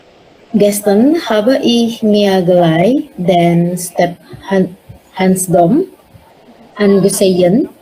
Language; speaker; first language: German; non-native, learner; Indonesian